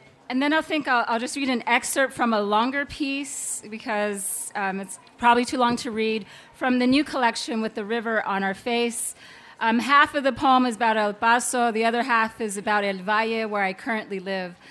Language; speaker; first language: English; native; English